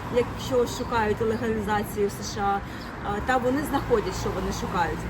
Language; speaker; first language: Ukrainian; native; Ukrainian